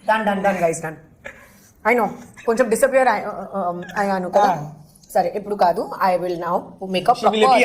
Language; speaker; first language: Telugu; non-native, learner; Hindi